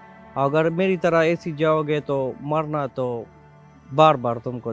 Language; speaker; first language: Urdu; non-native, local second language; Pashto